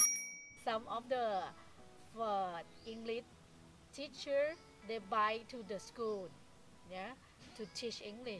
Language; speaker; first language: English; non-native, fluent; Thai